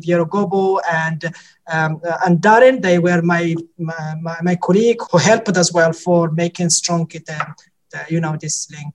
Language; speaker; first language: English; non-native, fluent; Arabic